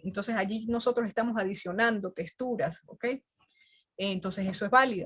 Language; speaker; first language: Spanish; native; Spanish